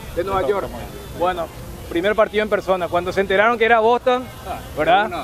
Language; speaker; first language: Spanish; native; Spanish